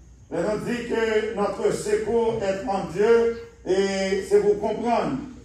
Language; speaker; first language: French; native; French